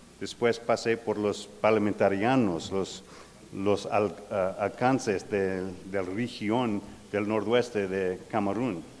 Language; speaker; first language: Spanish; non-native, learner; English